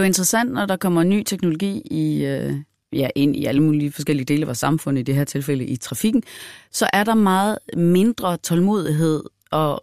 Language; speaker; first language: Danish; native; Danish